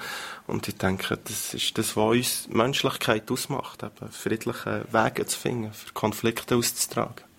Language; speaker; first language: German; native; German